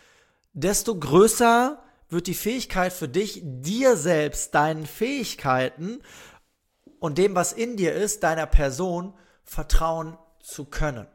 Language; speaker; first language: German; native; German